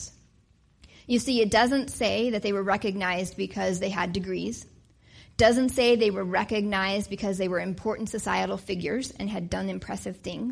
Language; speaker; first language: English; native; English